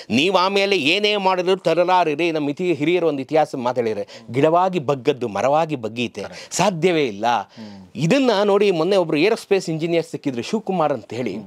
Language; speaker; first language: Kannada; native; Kannada